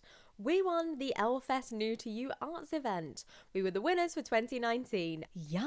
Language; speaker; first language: English; native; English